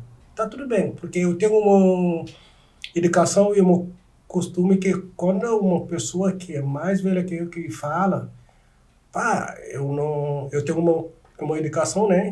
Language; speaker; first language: Portuguese; non-native, learner; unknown